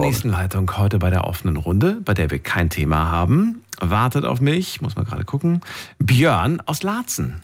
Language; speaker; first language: German; native; German